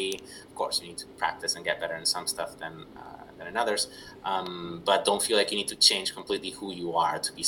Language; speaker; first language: English; non-native, fluent; Spanish